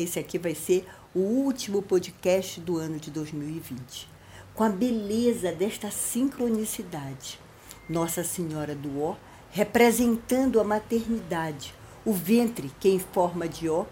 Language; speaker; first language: Portuguese; native; Portuguese